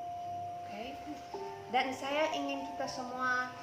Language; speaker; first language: Indonesian; non-native, fluent; English